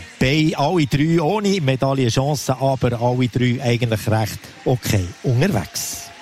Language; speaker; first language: German; native; German